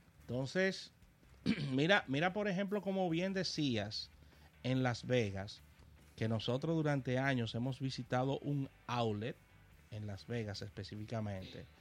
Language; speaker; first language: Spanish; native; Spanish